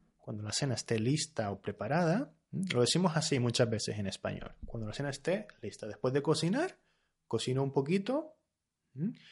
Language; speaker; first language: Spanish; native; Spanish